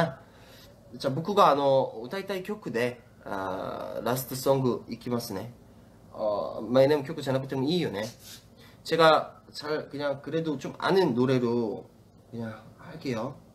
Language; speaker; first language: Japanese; non-native, fluent; Korean